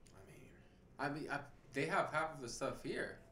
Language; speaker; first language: English; non-native, fluent; Spanish